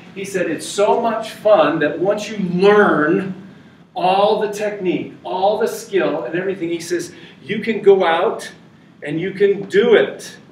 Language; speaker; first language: English; native; English